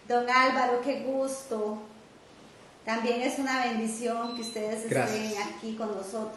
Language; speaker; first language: Spanish; native; Spanish